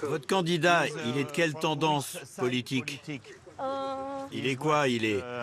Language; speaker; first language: French; native; French